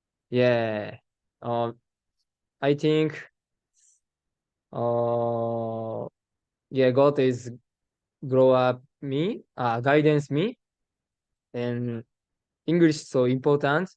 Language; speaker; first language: English; non-native, learner; Japanese